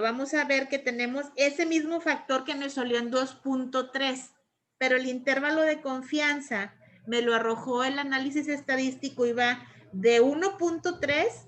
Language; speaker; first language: Spanish; native; Spanish